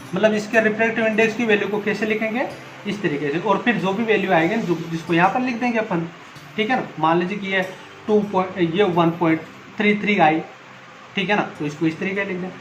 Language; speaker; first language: Hindi; native; Hindi